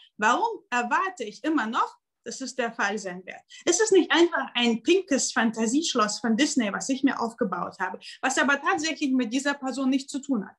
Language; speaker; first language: German; non-native, fluent; Russian